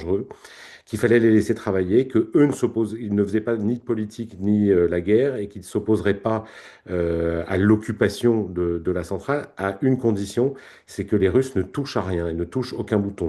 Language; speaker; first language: French; native; French